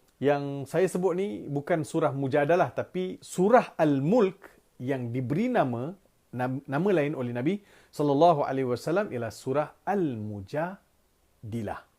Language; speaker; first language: Malay; non-native, local second language; Tamil